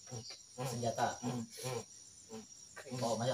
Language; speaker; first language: Indonesian; native; Indonesian